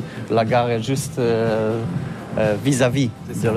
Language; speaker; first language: French; non-native, learner; Polish